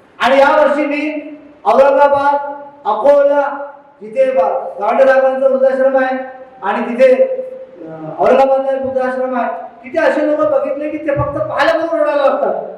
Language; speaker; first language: Marathi; non-native, local second language; Urdu